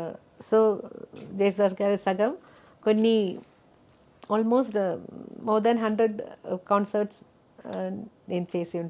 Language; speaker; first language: Telugu; non-native, local second language; Malayalam